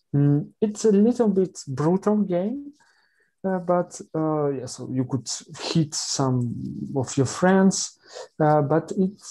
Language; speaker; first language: English; non-native, learner; Ukrainian